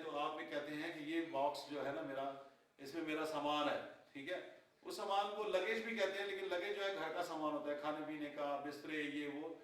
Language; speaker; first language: Urdu; non-native, local second language; Punjabi